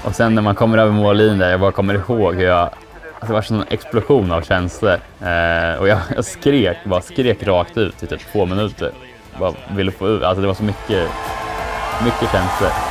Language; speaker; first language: Swedish; native; Swedish